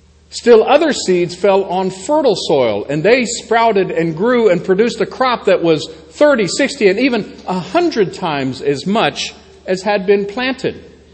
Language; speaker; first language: English; native; English